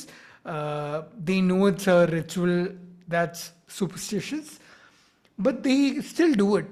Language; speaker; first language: English; non-native, local second language; Malayalam